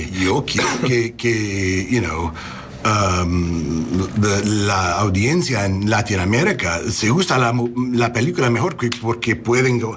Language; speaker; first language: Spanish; non-native, learner; English